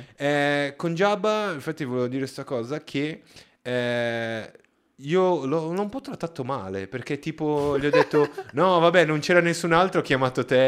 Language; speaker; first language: Italian; native; Italian